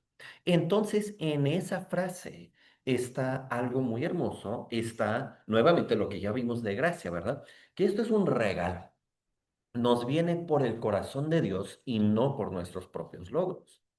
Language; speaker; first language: Spanish; native; Spanish